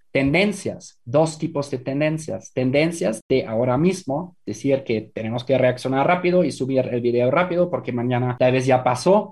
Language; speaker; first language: Spanish; non-native, fluent; German